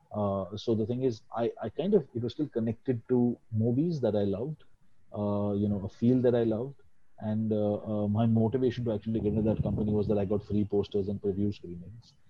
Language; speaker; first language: English; non-native, local second language; Hindi